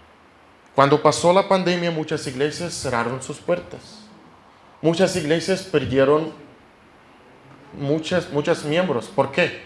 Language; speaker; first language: Spanish; non-native, fluent; Russian